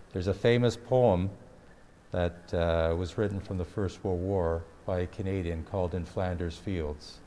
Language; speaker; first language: English; native; English